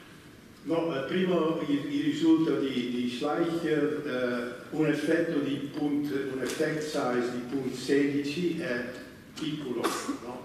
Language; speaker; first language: Italian; non-native, fluent; Dutch